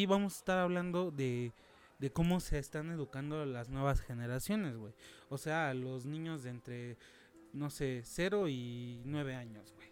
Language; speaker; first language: Spanish; native; Spanish